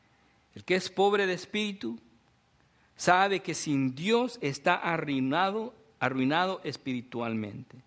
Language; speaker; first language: Spanish; native; Spanish